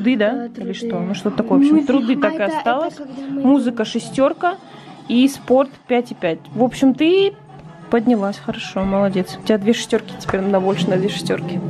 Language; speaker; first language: Russian; native; Russian